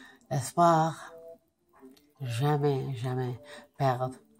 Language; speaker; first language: French; non-native, fluent; English